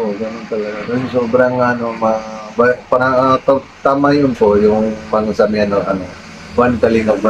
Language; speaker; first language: Filipino; non-native, learner; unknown